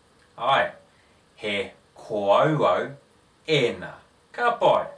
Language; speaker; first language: Māori; non-native, local second language; English